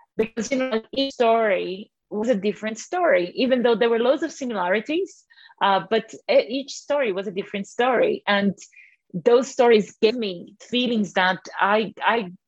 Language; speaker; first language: English; non-native, fluent; Portuguese